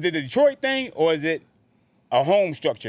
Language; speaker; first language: English; native; English